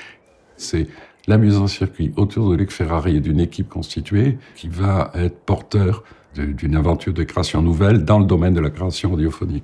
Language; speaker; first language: French; native; French